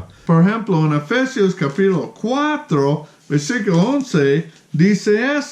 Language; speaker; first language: Spanish; non-native, fluent; English